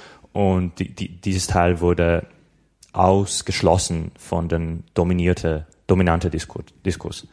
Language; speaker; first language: German; non-native, fluent; Slovak